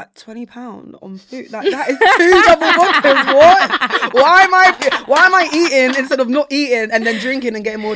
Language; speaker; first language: English; native; English